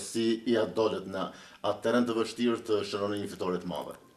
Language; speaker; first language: Albanian; native; Albanian